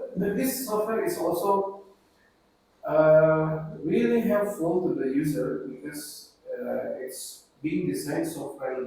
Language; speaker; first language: English; non-native, fluent; Indonesian